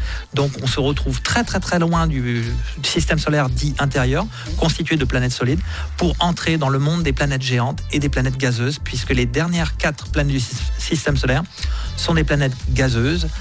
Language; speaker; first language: French; native; French